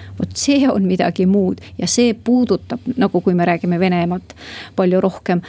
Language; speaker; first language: Estonian; non-native, local second language; Russian